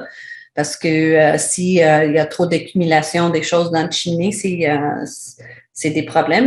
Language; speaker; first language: French; non-native, learner; English